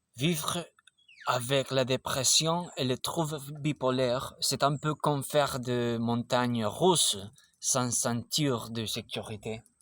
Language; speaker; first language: French; non-native, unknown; Spanish